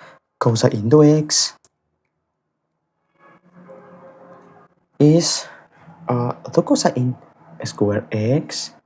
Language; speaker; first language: English; non-native, fluent; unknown